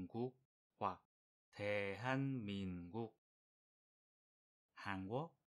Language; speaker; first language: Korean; non-native, fluent; Vietnamese